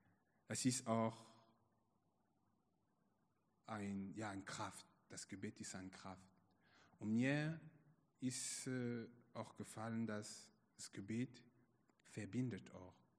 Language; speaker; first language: German; non-native, fluent; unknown